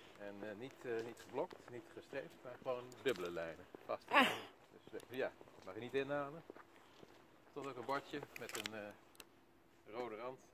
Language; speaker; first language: Dutch; native; Dutch